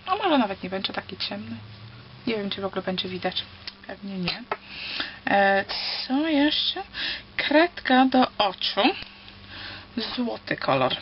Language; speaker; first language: Polish; early bilingual, heritage; Polish